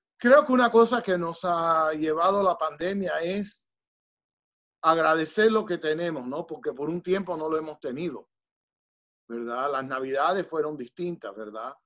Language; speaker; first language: Spanish; early bilingual, heritage; Spanish